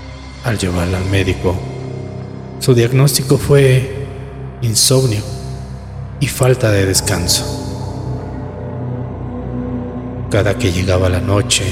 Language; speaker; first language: Spanish; native; Spanish